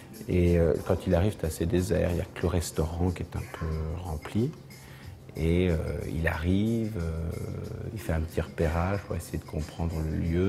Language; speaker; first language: French; native; French